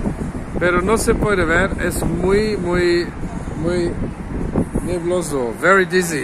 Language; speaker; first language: Spanish; non-native, fluent; German